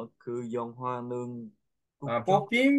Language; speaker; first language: Korean; non-native, learner; Vietnamese